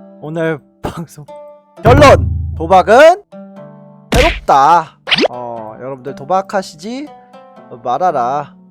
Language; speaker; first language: Korean; native; Korean